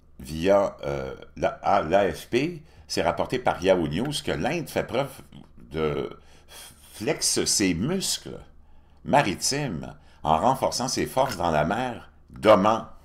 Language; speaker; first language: French; native; French